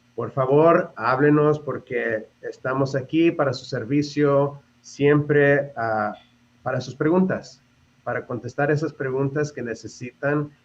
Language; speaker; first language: Spanish; early bilingual, heritage; Spanish